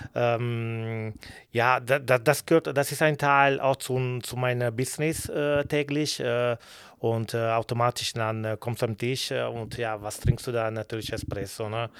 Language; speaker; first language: German; non-native, learner; Italian